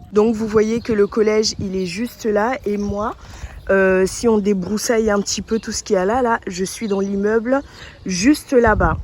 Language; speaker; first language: French; early bilingual, other home language; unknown